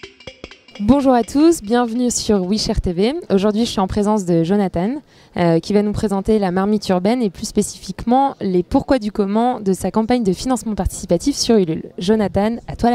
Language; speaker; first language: French; native; French